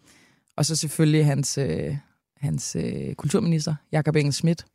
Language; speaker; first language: Danish; native; Danish